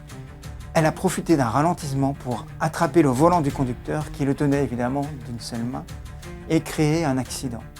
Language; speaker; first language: French; native; French